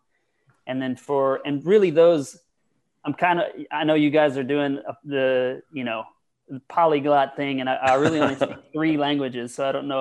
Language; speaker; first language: English; native; English